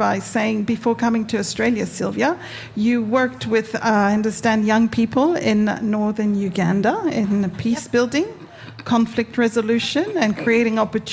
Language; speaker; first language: English; non-native, fluent; Amharic